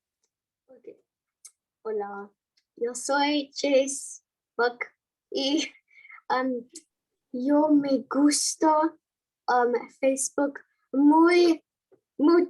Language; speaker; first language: Spanish; non-native, learner; English